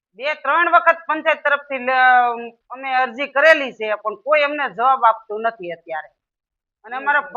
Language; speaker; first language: Gujarati; native; Gujarati